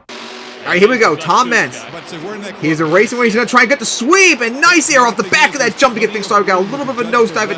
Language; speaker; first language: English; native; English